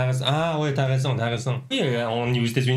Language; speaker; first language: French; non-native, learner; Mongolian